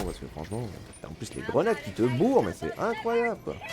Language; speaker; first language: French; native; French